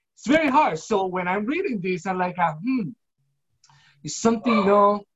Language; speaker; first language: English; non-native, fluent; Spanish